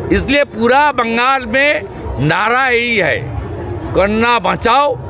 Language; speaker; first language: Hindi; non-native, local second language; Bangla